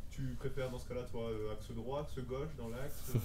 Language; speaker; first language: French; native; French